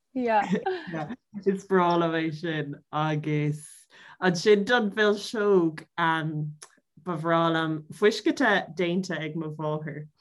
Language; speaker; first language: Irish; native; Irish